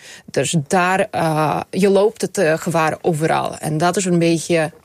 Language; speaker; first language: Dutch; non-native, fluent; Ukrainian